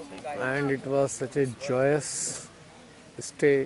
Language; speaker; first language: Hindi; native; Hindi